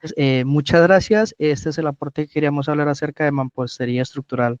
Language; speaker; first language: Spanish; native; Spanish